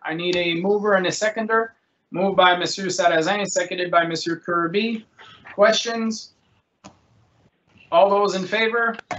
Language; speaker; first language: English; non-native, local second language; French